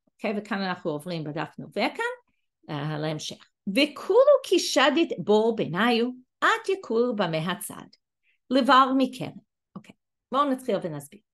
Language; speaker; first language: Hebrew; non-native, fluent; English